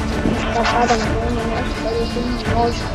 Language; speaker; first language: Bulgarian; native; Bulgarian